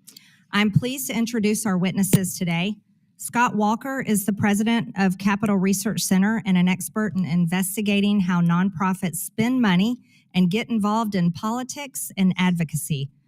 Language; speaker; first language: English; native; English